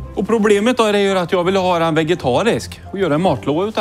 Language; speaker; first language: Swedish; native; Swedish